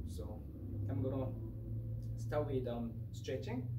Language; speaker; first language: English; non-native, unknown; Korean